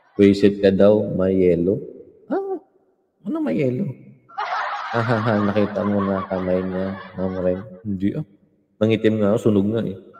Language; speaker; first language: Filipino; non-native, local second language; Hiligaynon